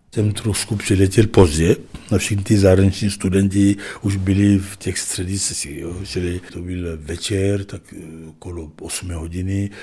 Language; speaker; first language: Czech; non-native, fluent; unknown